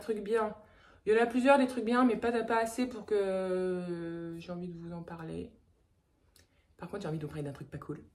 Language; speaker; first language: French; native; French